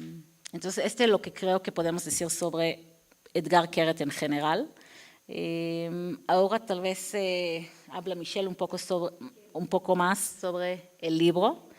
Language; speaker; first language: Spanish; non-native, fluent; Hebrew